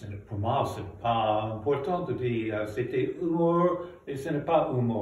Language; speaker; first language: French; non-native, fluent; English